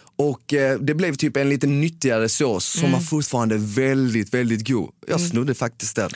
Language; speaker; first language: Swedish; early bilingual, other home language; Bosnian